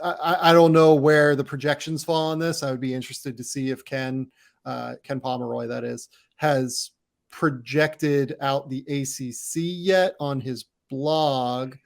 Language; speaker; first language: English; native; English